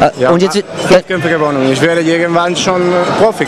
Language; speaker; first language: German; non-native, learner; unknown